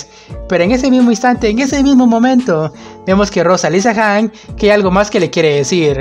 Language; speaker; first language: Spanish; native; Spanish